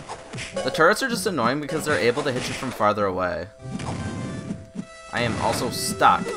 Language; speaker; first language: English; native; English